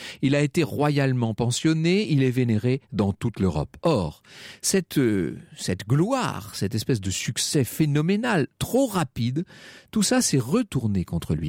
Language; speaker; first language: French; native; French